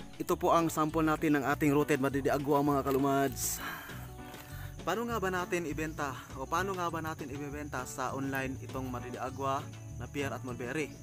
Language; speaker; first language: Filipino; non-native, local second language; Cebuano